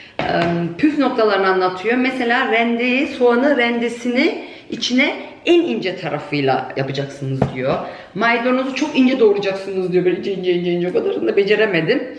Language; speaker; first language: Turkish; early bilingual, heritage; Turkish